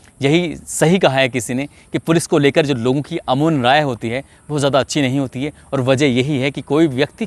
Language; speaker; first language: Hindi; native; Hindi